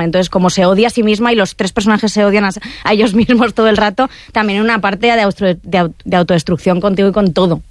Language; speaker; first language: Spanish; native; Spanish